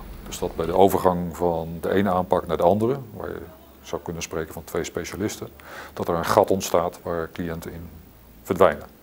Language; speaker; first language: Dutch; native; Dutch